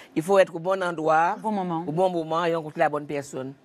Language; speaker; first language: French; native; French